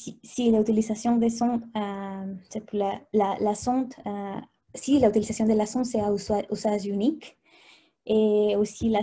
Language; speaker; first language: French; non-native, fluent; Spanish